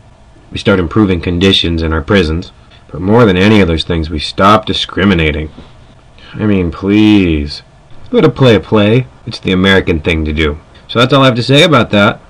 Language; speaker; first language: English; native; English